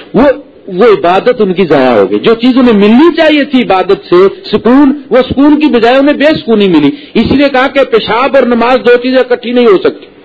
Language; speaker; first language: Urdu; non-native, local second language; Punjabi